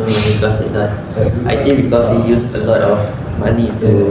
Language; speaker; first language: English; non-native, learner; Malay